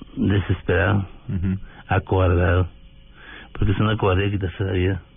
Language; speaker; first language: Spanish; native; Spanish